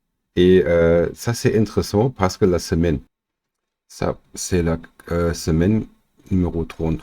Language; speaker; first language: French; non-native, learner; German